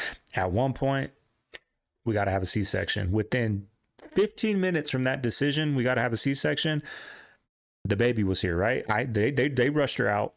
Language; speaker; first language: English; native; English